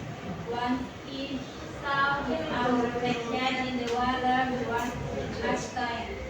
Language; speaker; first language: English; non-native, learner; Indonesian